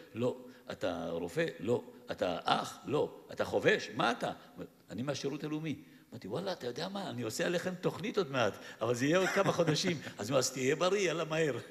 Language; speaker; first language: Hebrew; native; Hebrew